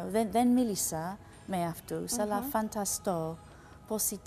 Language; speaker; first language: Greek; non-native, learner; English